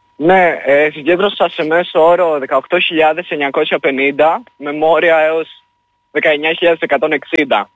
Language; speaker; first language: Greek; early bilingual, other home language; Albanian